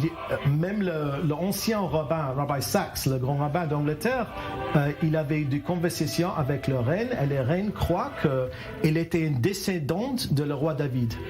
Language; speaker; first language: French; non-native, learner; English